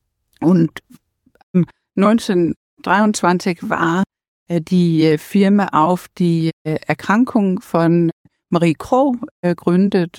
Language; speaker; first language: German; non-native, learner; Danish